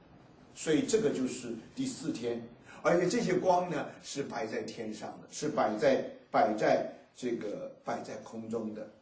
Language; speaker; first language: Chinese; native; Chinese